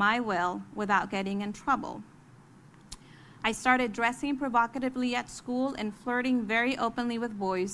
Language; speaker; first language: English; early bilingual, other home language; Spanish